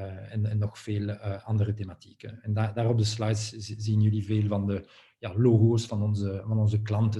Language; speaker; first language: Dutch; non-native, local second language; French